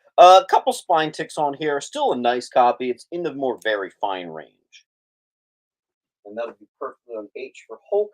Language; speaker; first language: English; native; English